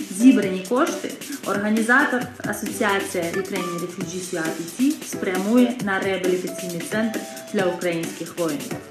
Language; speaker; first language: Ukrainian; native; Ukrainian